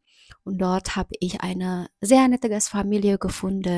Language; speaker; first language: German; non-native, learner; Indonesian